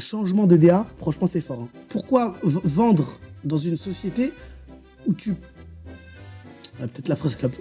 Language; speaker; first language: French; native; French